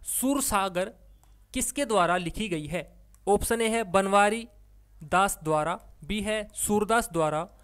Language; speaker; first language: Hindi; native; Hindi